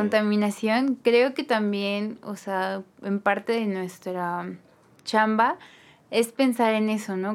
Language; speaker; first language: Spanish; native; Spanish